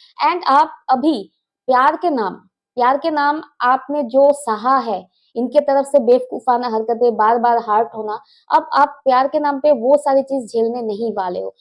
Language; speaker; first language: Hindi; non-native, local second language; Bangla